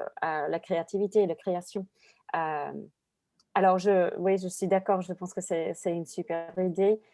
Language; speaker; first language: French; non-native, fluent; English